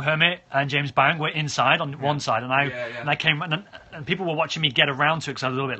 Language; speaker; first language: English; native; English